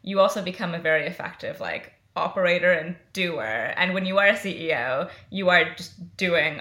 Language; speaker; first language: English; native; English